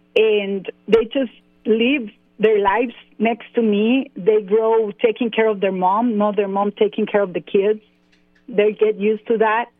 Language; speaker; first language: English; non-native, fluent; Spanish